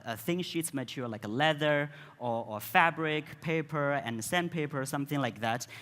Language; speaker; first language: English; non-native, fluent; Chinese